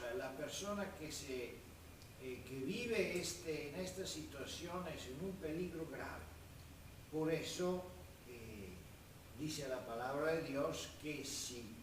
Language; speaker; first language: Spanish; non-native, fluent; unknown